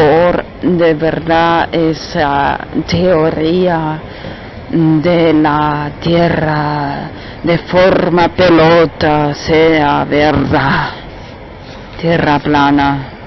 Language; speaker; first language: Spanish; non-native, fluent; German